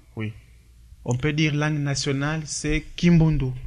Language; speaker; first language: French; non-native, learner; Portuguese